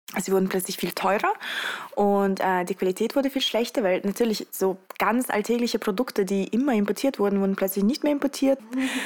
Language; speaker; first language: German; early bilingual, other home language; Russian